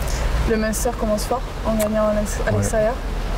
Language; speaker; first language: French; native; French